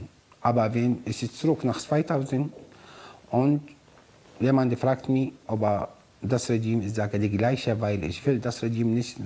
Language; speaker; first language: German; non-native, learner; Arabic